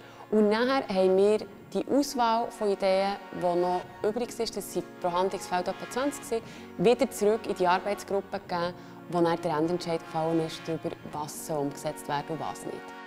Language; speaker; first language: German; native; German